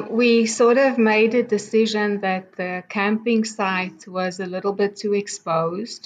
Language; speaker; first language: English; non-native, local second language; Afrikaans